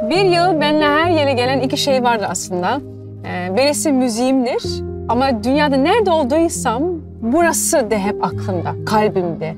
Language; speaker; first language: Turkish; early bilingual, heritage; Turkish